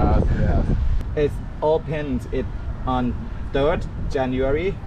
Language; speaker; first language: English; non-native, fluent; Thai